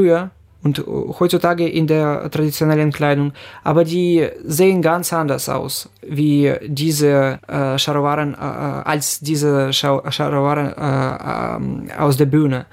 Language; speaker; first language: German; non-native, fluent; Ukrainian